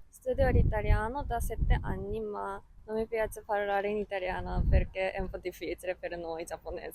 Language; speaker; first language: Italian; non-native, learner; Japanese